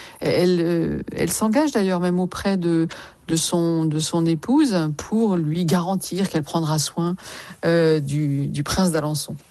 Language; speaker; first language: French; native; French